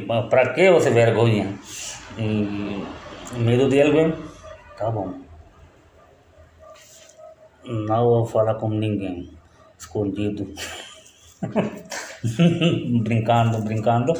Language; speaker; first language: Portuguese; non-native, learner; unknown